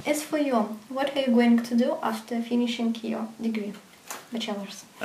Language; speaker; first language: English; non-native, learner; Russian